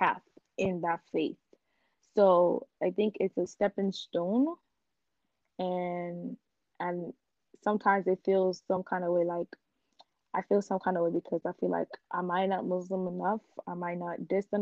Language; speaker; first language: English; non-native, local second language; Yoruba